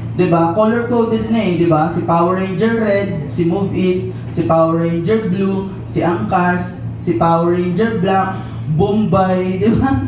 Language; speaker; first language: Filipino; non-native, local second language; Cebuano